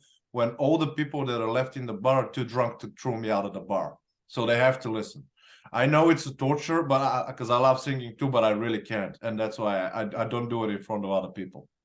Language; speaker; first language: English; non-native, fluent; Bulgarian